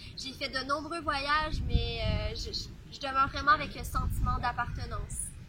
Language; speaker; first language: French; native; French